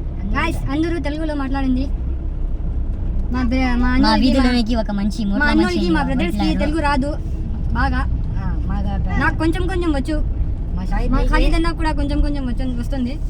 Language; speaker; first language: Telugu; non-native, local second language; Urdu